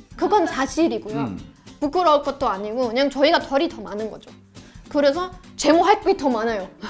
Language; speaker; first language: Korean; non-native, fluent; German